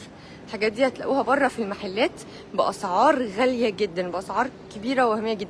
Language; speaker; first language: Arabic; native; Arabic